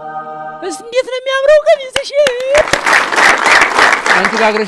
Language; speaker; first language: Amharic; native; Amharic